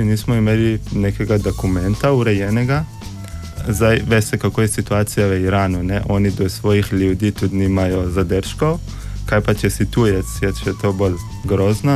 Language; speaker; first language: Slovenian; non-native, fluent; Persian